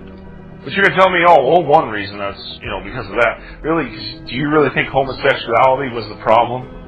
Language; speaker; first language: English; native; English